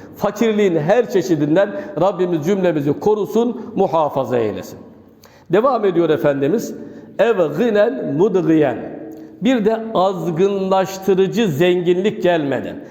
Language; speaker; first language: Turkish; native; Turkish